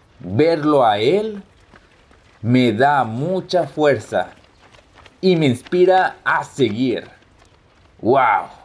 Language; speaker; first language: Spanish; early bilingual, heritage; Spanish